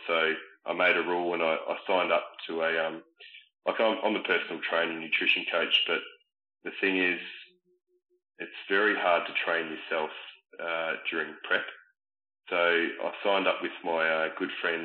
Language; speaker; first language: English; native; English